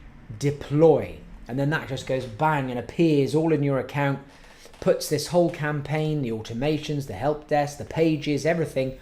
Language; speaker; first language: English; native; English